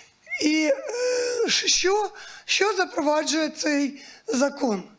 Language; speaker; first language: Ukrainian; native; Ukrainian